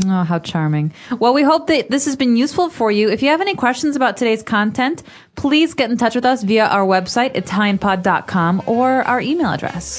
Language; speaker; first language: English; native; English